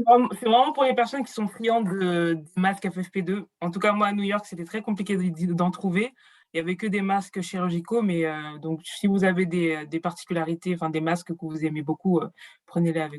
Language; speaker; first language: French; native; French